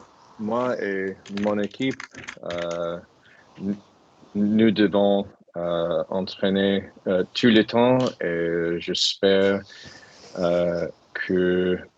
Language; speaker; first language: French; non-native, learner; English